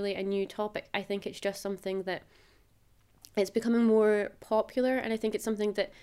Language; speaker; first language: English; native; English